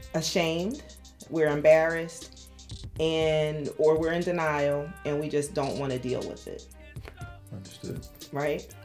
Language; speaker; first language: English; native; English